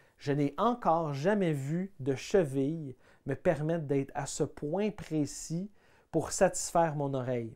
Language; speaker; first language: French; native; French